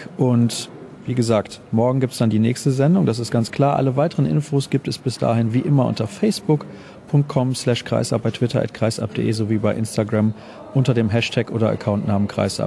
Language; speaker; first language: German; native; German